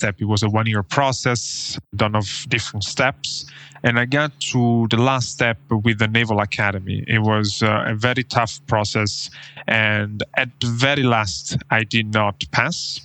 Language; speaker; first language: English; non-native, fluent; Italian